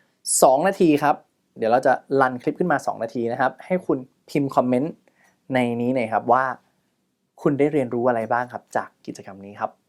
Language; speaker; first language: Thai; native; Thai